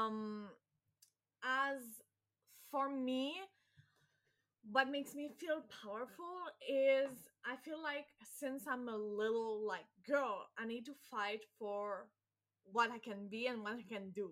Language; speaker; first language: English; non-native, fluent; French